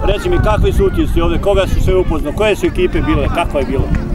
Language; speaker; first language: Serbian; native; Serbian